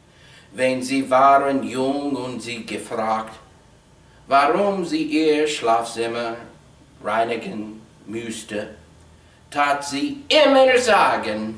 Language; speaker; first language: German; non-native, learner; English